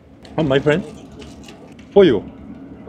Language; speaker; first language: English; non-native, learner; Korean